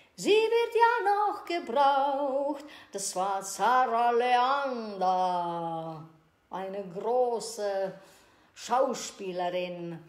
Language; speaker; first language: German; non-native, learner; Czech